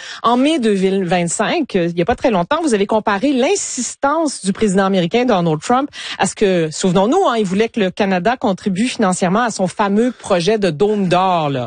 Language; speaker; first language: French; native; French